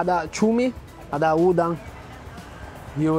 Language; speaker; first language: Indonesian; non-native, learner; Italian